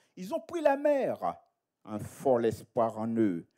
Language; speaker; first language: French; native; French